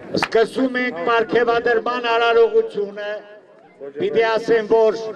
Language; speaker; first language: Armenian; native; Armenian